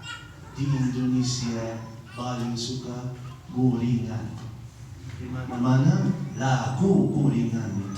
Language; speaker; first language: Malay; non-native, fluent; Arabic